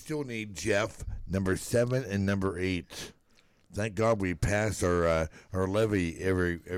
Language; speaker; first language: English; native; English